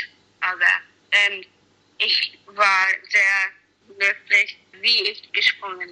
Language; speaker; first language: German; non-native, learner; English